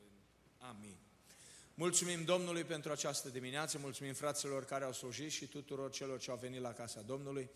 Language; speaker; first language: Romanian; native; Romanian